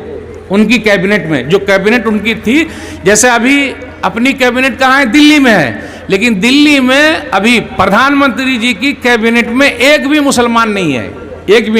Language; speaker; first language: Hindi; native; Hindi